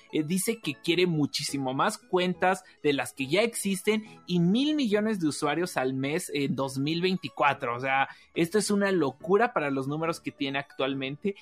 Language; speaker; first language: Spanish; native; Spanish